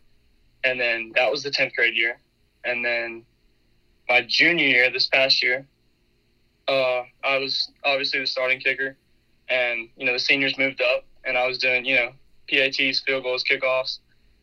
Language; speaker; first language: English; native; English